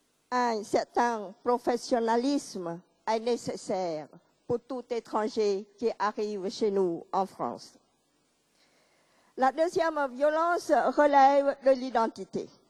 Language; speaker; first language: French; non-native, fluent; Khmer